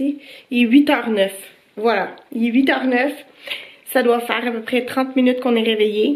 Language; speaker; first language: French; native; French